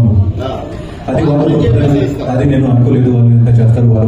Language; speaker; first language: Telugu; non-native, fluent; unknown